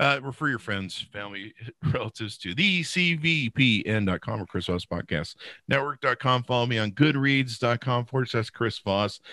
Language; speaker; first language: English; native; English